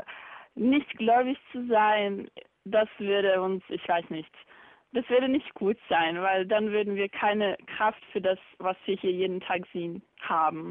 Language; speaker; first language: German; non-native, learner; Bosnian